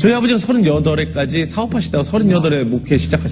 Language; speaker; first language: Korean; native; Korean